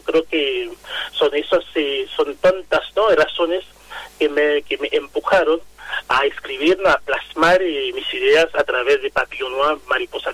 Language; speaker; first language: Spanish; non-native, fluent; Haitian Creole